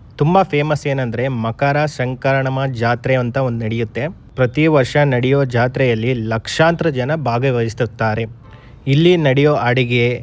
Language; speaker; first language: Kannada; native; Kannada